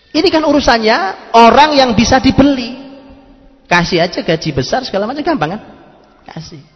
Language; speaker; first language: Indonesian; non-native, local second language; Javanese